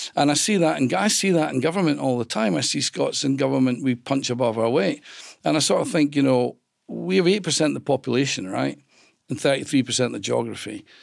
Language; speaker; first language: English; native; English